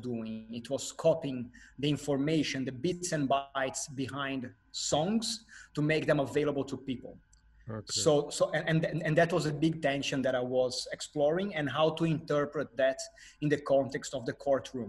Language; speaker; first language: English; non-native, fluent; Portuguese